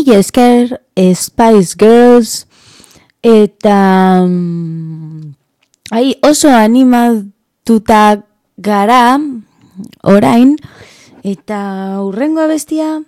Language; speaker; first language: Basque; non-native, learner; Spanish